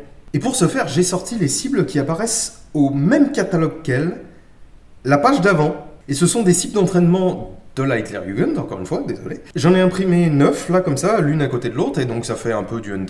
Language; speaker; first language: French; native; French